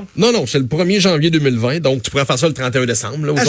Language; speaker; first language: French; native; French